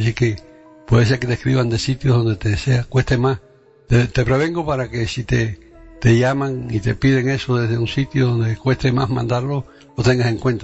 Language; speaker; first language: Spanish; native; Spanish